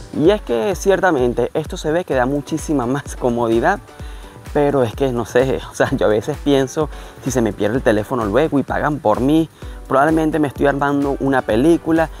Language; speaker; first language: Spanish; native; Spanish